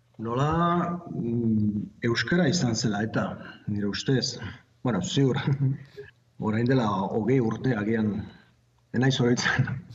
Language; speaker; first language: Basque; non-native, fluent; Czech